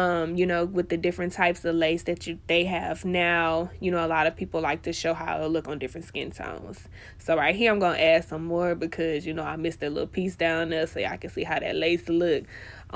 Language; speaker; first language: English; native; English